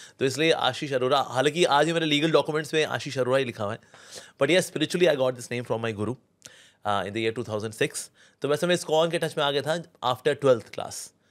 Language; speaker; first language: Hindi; native; Hindi